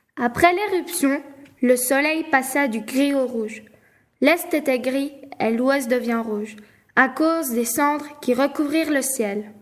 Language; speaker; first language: French; native; French